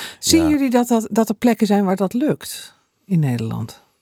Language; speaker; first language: Dutch; native; Dutch